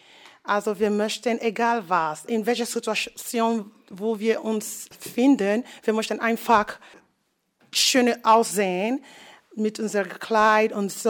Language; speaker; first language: German; non-native, fluent; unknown